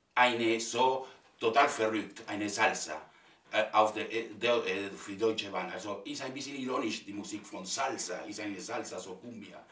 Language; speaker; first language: German; non-native, learner; Spanish